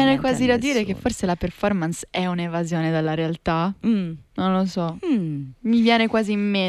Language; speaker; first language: Italian; native; Italian